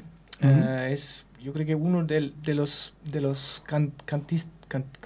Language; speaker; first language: Spanish; non-native, fluent; German